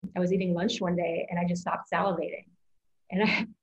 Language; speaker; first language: English; native; English